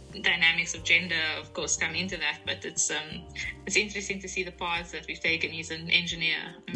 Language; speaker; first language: English; native; English